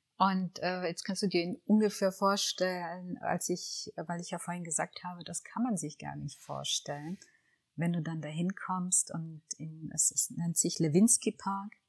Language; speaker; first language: German; early bilingual, other home language; Tigrinya